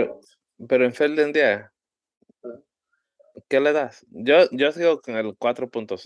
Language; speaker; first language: Spanish; early bilingual, heritage; Spanish